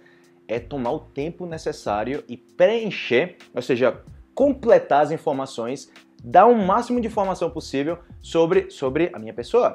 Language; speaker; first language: Portuguese; native; Portuguese